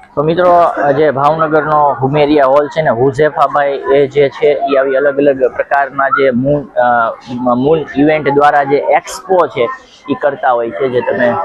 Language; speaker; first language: Gujarati; native; Gujarati